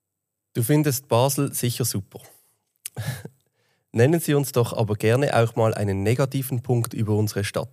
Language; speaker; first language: German; native; German